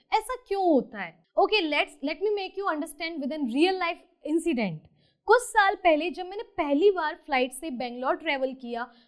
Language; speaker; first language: Hindi; native; Hindi